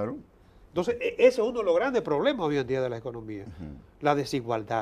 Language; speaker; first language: Spanish; native; Spanish